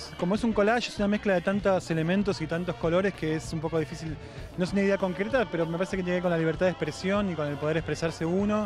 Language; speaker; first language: Spanish; native; Spanish